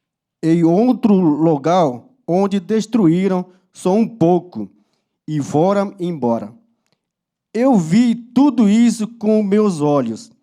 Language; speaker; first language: Portuguese; non-native, local second language; Yanomámi